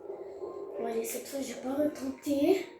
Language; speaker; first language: French; native; French